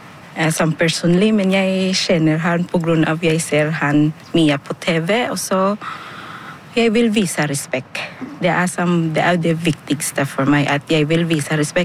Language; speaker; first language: Norwegian; non-native, learner; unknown